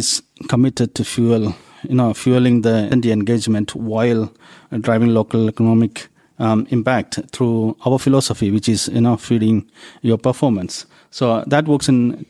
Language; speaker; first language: English; non-native, local second language; Malayalam